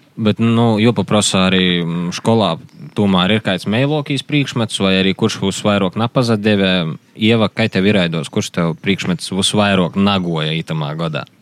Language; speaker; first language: Latvian; native; Latvian